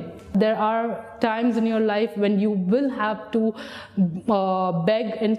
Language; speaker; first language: English; non-native, local second language; Hindi